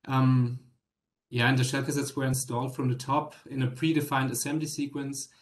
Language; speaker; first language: English; non-native, fluent; German